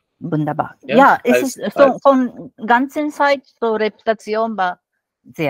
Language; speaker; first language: German; non-native, fluent; Japanese